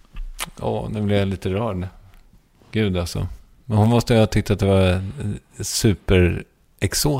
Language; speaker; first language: Swedish; native; Swedish